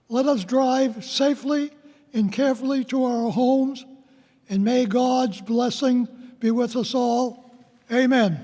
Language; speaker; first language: English; native; English